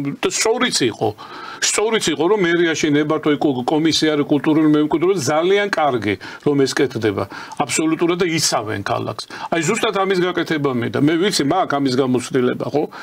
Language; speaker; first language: Georgian; native; Georgian